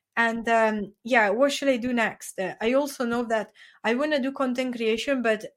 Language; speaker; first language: English; non-native, fluent; Italian